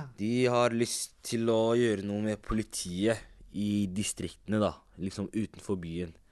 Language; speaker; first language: Norwegian; native; Norwegian